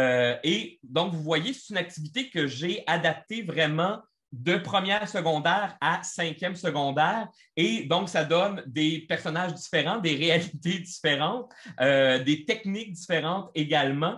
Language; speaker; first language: French; native; French